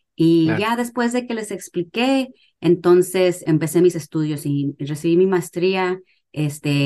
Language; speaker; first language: Spanish; early bilingual, heritage; Spanish